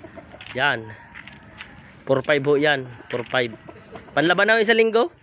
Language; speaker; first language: Filipino; native; Filipino